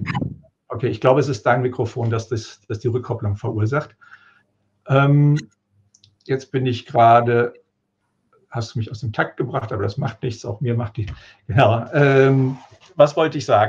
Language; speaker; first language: German; native; German